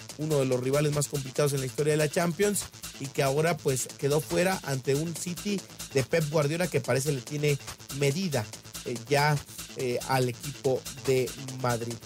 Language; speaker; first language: Spanish; native; Spanish